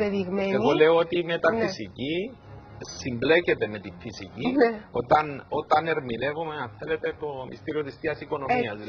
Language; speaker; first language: Greek; native; Greek